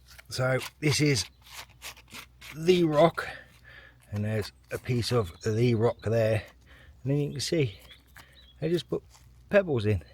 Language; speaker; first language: English; native; English